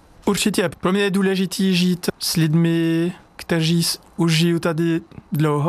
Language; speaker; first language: Czech; non-native, learner; French